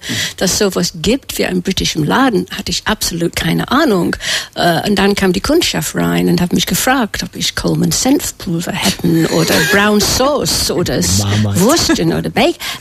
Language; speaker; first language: German; non-native, fluent; English